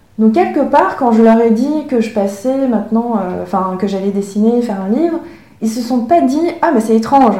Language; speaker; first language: French; early bilingual, other home language; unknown